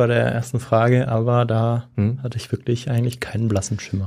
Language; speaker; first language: German; native; German